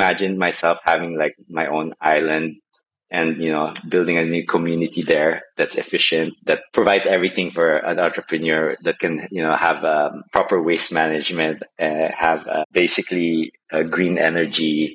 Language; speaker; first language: English; non-native, local second language; Filipino